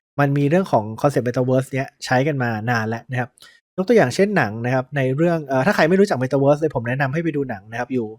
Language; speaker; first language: Thai; native; Thai